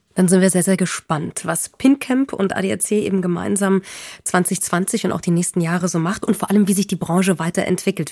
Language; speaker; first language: German; native; German